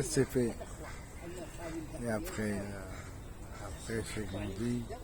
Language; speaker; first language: French; early bilingual, other home language; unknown